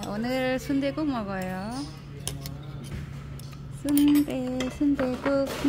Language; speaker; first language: Korean; non-native, learner; Vietnamese